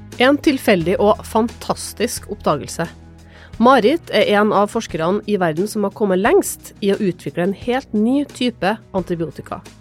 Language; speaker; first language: Norwegian; native; Norwegian